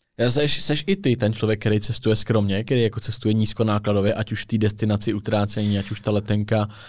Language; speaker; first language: Czech; native; Czech